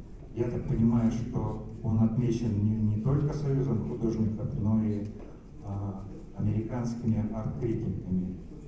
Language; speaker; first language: Russian; native; Russian